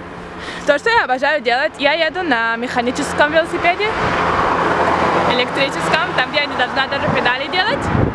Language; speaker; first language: Russian; early bilingual, heritage; Russian